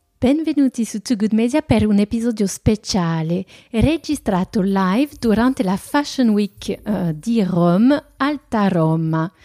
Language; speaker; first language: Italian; non-native, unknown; French